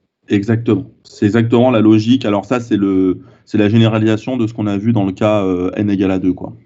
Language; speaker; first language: French; native; French